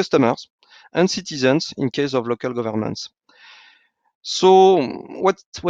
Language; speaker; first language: English; non-native, fluent; French